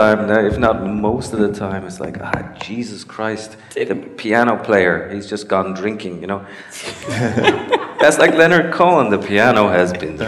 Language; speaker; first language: English; native; English